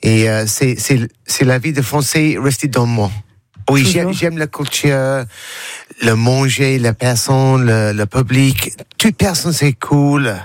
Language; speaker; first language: French; non-native, learner; English